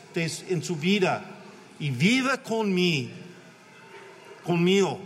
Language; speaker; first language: Spanish; non-native, learner; English